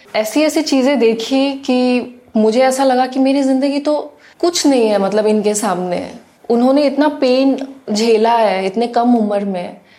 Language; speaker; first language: Hindi; non-native, local second language; Assamese